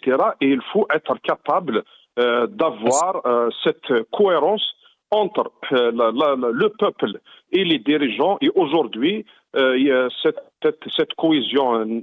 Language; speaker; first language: French; non-native, local second language; Arabic